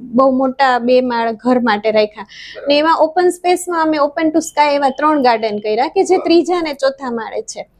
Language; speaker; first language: Gujarati; native; Gujarati